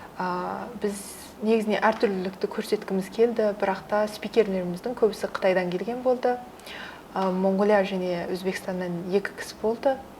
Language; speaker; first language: Kazakh; early bilingual, heritage; Kazakh